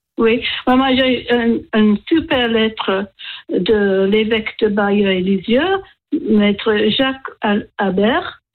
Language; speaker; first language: French; non-native, learner; English